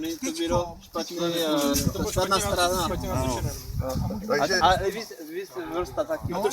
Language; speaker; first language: Czech; non-native, learner; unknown